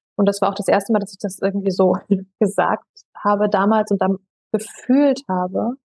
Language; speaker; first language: German; native; German